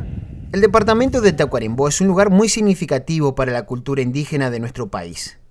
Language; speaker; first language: Spanish; native; Spanish